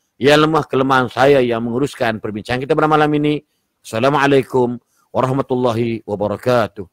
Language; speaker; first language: Malay; native; Malay